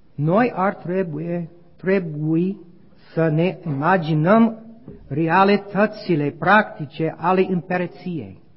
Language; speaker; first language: Romanian; non-native, learner; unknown